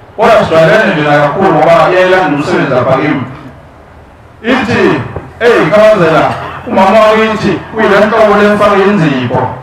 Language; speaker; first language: Zulu; native; Zulu